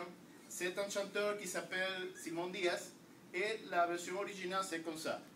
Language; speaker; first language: French; non-native, learner; Spanish